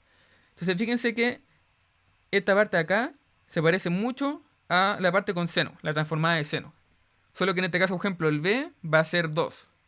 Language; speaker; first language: Spanish; native; Spanish